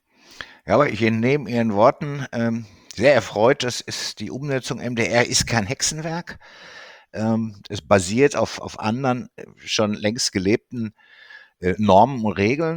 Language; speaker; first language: German; native; German